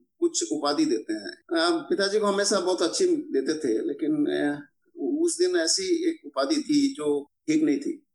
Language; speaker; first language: Hindi; native; Hindi